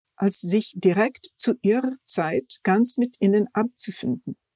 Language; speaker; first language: German; non-native, fluent; English